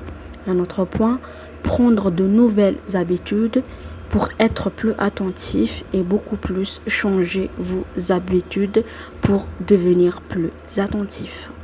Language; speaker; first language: French; non-native, local second language; Arabic